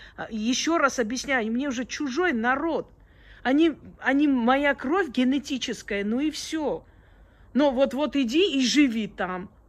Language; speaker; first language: Russian; early bilingual, other home language; Armenian